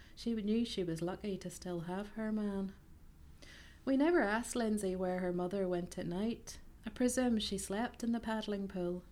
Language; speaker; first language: English; native; English